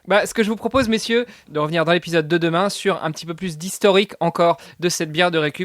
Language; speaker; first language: French; native; French